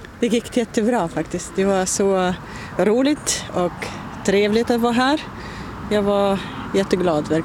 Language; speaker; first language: Swedish; non-native, learner; Arabic